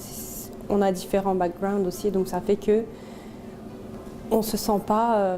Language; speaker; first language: French; native; French